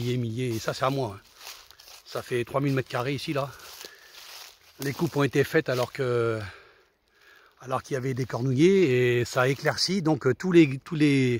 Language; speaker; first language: French; native; French